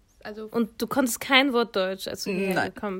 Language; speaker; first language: German; early bilingual, other home language; Kurdish